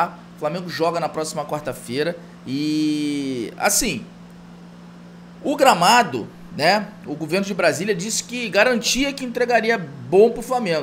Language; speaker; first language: Portuguese; native; Portuguese